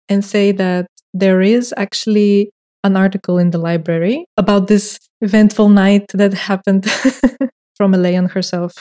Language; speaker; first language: English; non-native, fluent; Bulgarian